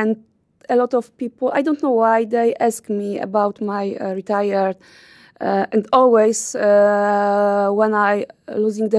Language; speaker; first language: English; non-native, learner; Polish